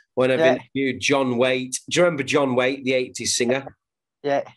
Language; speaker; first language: English; native; English